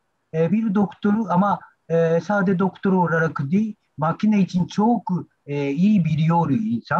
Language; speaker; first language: Turkish; non-native, learner; Japanese